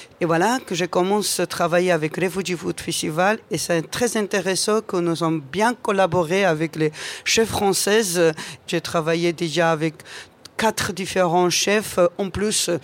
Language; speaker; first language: French; non-native, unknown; Georgian